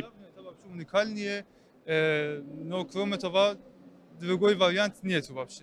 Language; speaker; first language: Russian; non-native, learner; Persian